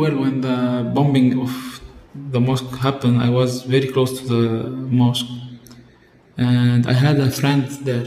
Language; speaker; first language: English; non-native, fluent; Arabic